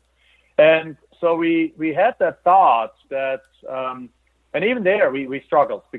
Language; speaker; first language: English; non-native, fluent; German